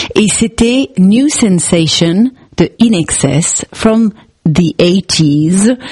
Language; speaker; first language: English; native; English